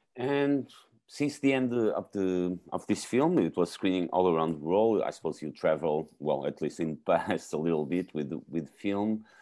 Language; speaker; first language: English; non-native, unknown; Portuguese